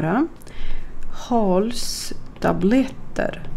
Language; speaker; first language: Swedish; non-native, fluent; Ukrainian